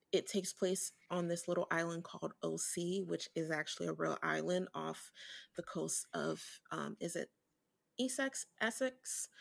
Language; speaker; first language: English; early bilingual, other home language; Haitian Creole